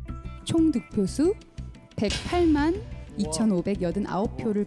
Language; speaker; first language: Korean; native; Korean